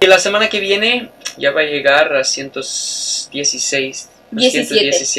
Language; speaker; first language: Spanish; non-native, fluent; English